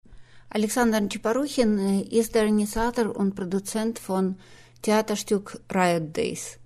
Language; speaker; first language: German; non-native, fluent; Russian